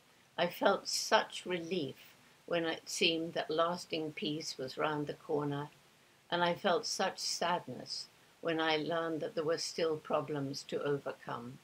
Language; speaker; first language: English; native; English